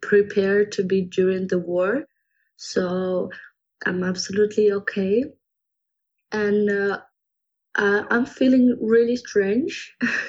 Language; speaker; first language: English; non-native, fluent; Ukrainian